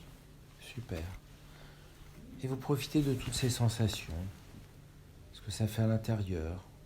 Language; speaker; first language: French; native; French